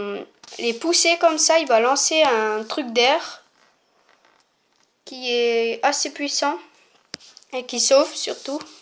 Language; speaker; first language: French; native; French